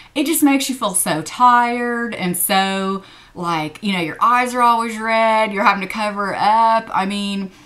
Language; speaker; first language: English; native; English